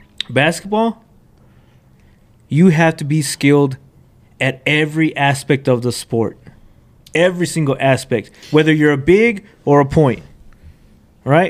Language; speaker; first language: English; early bilingual, other home language; Spanish